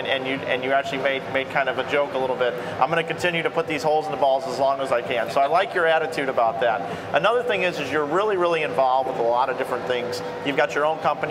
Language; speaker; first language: English; native; English